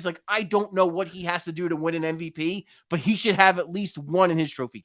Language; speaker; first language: English; native; English